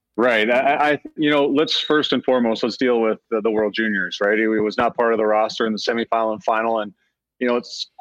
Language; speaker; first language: English; native; English